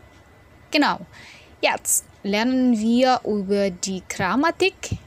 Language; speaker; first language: German; non-native, fluent; Indonesian